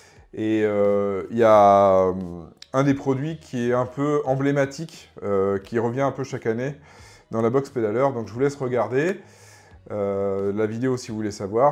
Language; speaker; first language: French; native; French